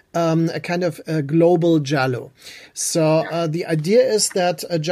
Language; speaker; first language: English; non-native, fluent; German